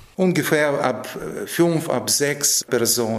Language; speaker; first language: German; non-native, fluent; Russian